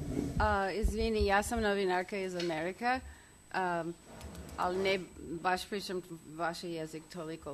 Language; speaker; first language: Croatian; non-native, learner; English